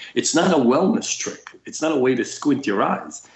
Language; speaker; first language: English; early bilingual, other home language; Russian